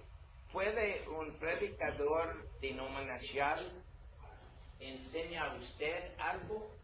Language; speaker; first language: Spanish; non-native, learner; English